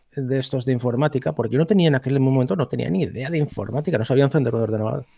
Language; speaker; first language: Spanish; native; Spanish